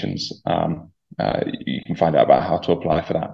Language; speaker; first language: English; native; English